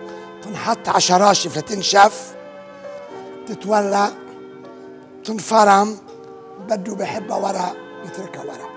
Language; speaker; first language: Arabic; native; Arabic